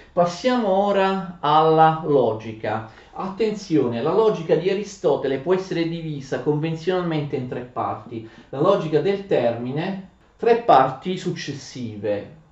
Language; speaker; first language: Italian; native; Italian